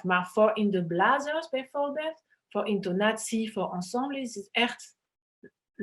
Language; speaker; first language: Dutch; non-native, fluent; French